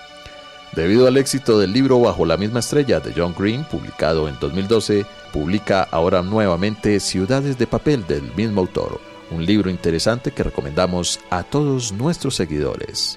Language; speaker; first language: Spanish; native; Spanish